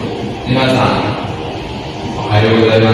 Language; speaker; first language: Japanese; non-native, learner; Indonesian